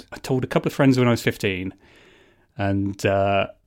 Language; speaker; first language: English; native; English